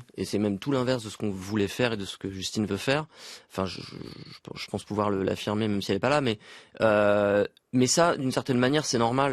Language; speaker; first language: French; native; French